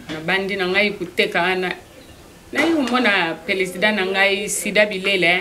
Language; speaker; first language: Lingala; non-native, local second language; Kituba (Democratic Republic of Congo)